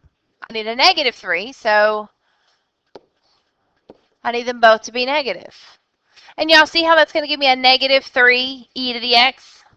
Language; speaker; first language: English; native; English